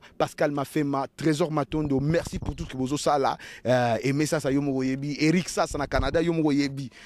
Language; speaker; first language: French; non-native, local second language; Lingala